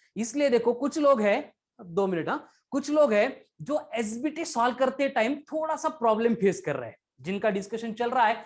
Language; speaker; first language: Hindi; non-native, local second language; Marathi